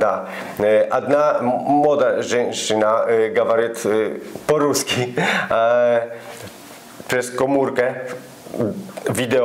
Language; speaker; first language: Russian; non-native, learner; Polish